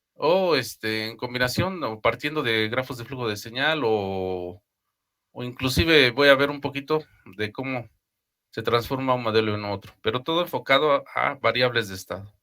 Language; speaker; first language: Spanish; native; Spanish